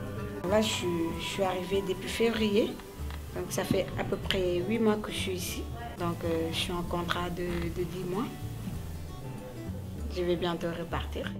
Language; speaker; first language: French; non-native, local second language; Wolof